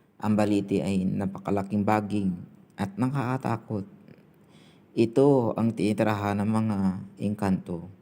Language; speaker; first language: Filipino; non-native, local second language; Cebuano